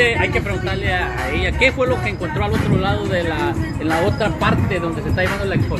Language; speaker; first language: Spanish; native; Spanish